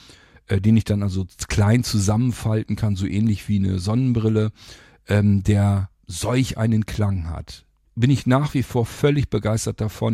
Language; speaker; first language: German; native; German